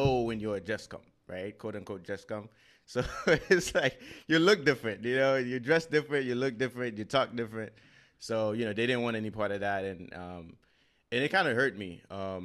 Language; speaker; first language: English; non-native, fluent; Haitian Creole